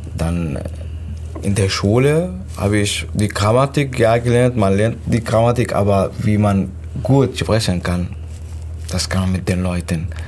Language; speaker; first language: German; non-native, fluent; Arabic